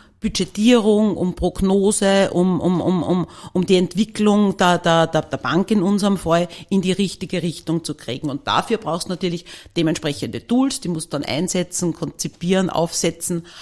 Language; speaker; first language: German; native; German